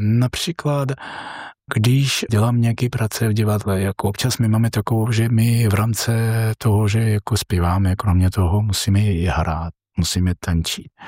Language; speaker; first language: Czech; non-native, learner; Georgian